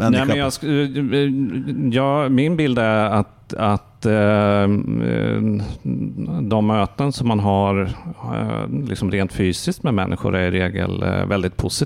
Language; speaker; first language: Swedish; native; Swedish